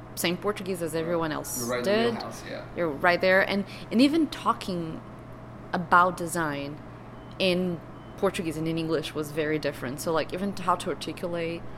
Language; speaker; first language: English; non-native, fluent; Portuguese